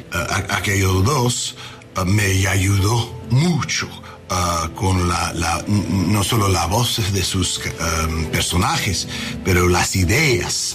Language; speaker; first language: Spanish; non-native, learner; English